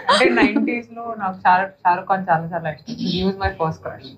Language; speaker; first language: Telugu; non-native, fluent; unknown